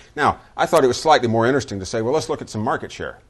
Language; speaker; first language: English; native; English